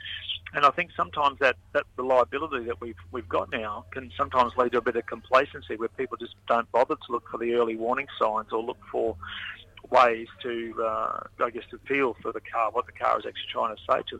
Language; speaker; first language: English; native; English